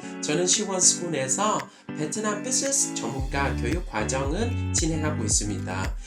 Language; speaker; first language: Korean; non-native, fluent; Vietnamese